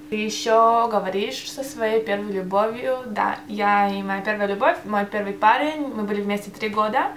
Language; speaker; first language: Russian; early bilingual, heritage; Russian